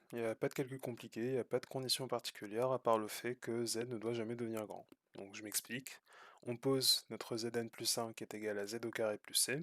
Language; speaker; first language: French; native; French